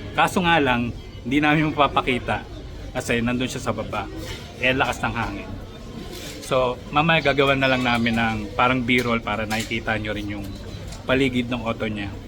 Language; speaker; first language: Filipino; native; Filipino